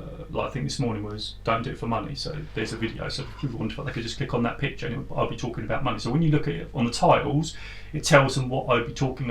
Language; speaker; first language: English; native; English